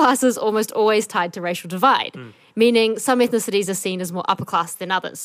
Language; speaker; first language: English; native; English